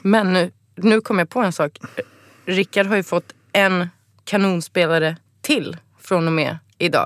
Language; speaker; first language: Swedish; native; Swedish